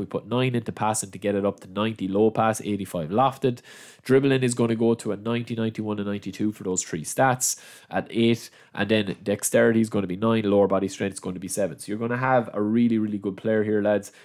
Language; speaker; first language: English; native; English